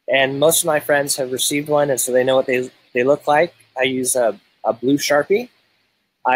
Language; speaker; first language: English; native; English